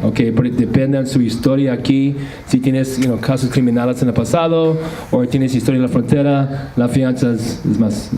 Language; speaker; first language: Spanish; non-native, fluent; English